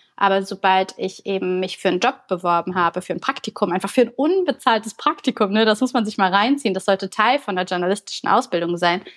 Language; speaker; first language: German; early bilingual, other home language; Bulgarian